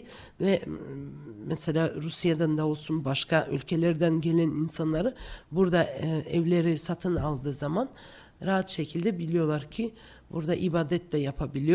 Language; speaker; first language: Turkish; non-native, fluent; Georgian